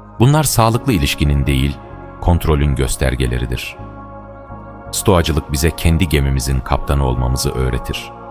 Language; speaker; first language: Turkish; native; Turkish